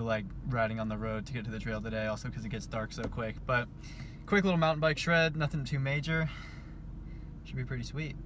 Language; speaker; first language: English; native; English